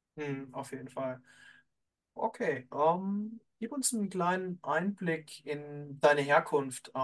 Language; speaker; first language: German; native; German